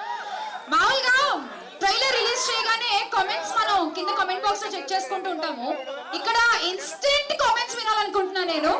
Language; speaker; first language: Telugu; native; Telugu